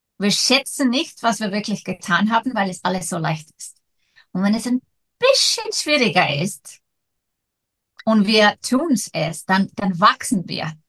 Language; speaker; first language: German; non-native, fluent; Icelandic